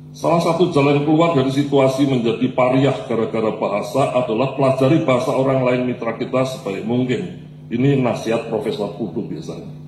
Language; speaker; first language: Indonesian; non-native, local second language; Javanese